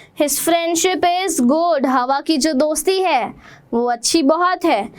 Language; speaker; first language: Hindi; native; Hindi